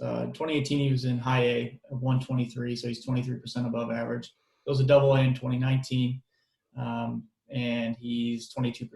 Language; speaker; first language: English; native; English